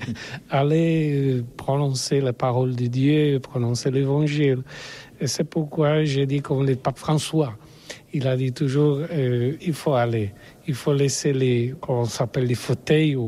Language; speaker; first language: French; non-native, learner; Polish